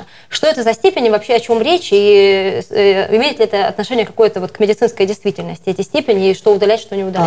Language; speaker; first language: Russian; native; Russian